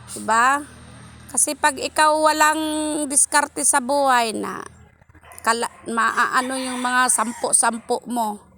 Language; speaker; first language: Filipino; non-native, local second language; Hiligaynon